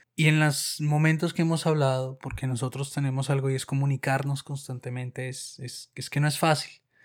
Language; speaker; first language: Spanish; native; Spanish